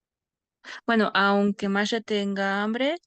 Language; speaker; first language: Spanish; non-native, fluent; Russian